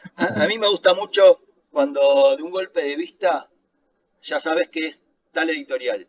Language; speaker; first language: Spanish; native; Spanish